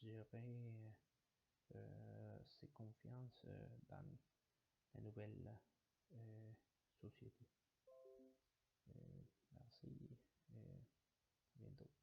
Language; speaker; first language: French; non-native, learner; Spanish